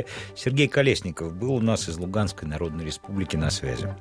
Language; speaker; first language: Russian; native; Russian